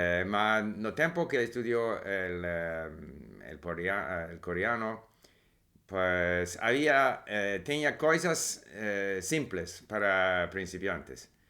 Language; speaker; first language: Spanish; non-native, fluent; English